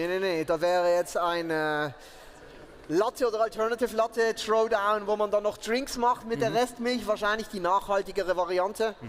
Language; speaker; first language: German; native; German